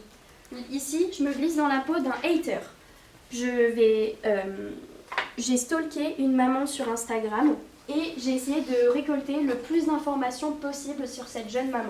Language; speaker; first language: French; native; French